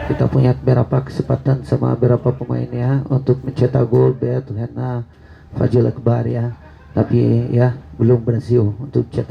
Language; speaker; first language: Indonesian; non-native, fluent; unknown